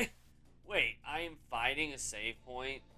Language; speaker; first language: English; native; English